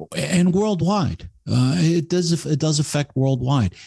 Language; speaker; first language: English; native; English